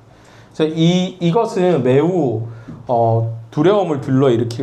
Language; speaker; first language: Korean; native; Korean